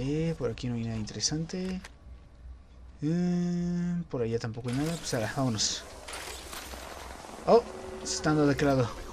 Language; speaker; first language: Spanish; native; Spanish